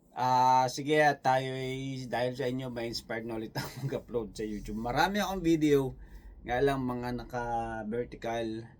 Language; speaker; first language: Filipino; non-native, local second language; Cebuano